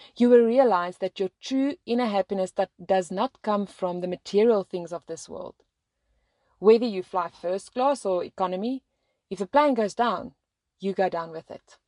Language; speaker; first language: English; non-native, local second language; Afrikaans